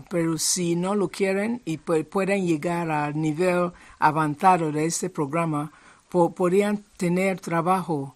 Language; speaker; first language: Spanish; non-native, fluent; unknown